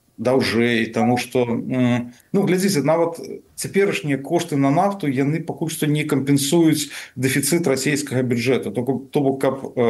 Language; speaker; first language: Belarusian; non-native, local second language; Russian